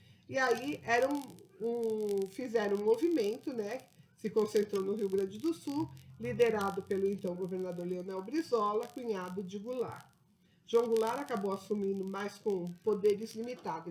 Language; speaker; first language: Portuguese; native; Portuguese